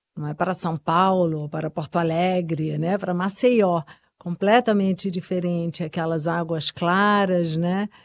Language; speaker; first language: Portuguese; early bilingual, other home language; Spanish